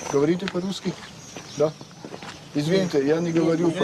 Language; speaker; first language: Russian; non-native, learner; French